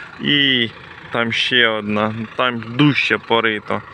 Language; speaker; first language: Ukrainian; native; Ukrainian